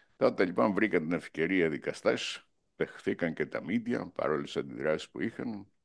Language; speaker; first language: Greek; non-native, local second language; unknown